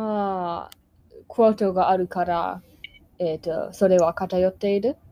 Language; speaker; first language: Japanese; non-native, learner; English